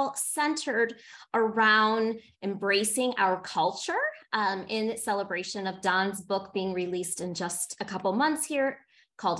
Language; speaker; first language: English; native; English